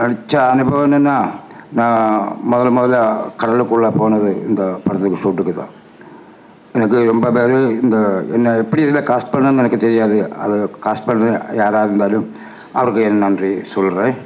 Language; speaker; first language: Tamil; non-native, learner; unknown